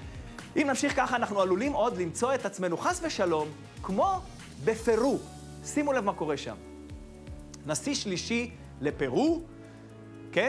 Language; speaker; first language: Hebrew; native; Hebrew